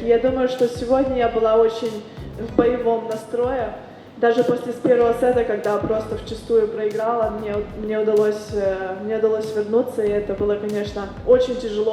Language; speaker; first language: Russian; native; Russian